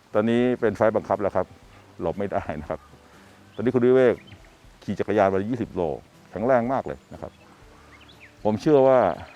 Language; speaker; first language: Thai; native; Thai